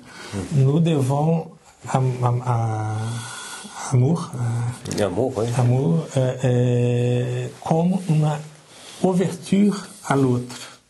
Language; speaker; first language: French; non-native, learner; Portuguese